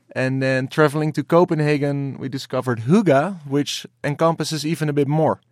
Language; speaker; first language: English; non-native, fluent; Dutch